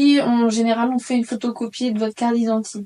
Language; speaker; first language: French; native; French